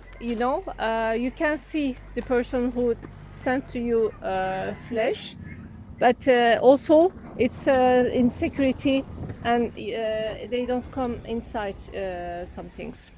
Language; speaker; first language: English; non-native, learner; Turkish